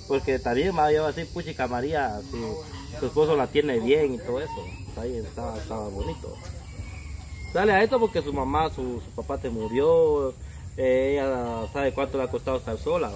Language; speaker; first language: Spanish; native; Spanish